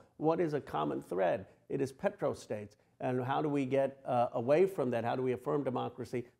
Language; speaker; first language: English; native; English